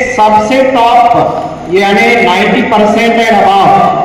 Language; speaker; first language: Hindi; non-native, local second language; Marathi